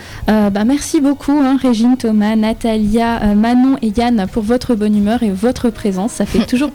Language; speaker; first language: French; native; French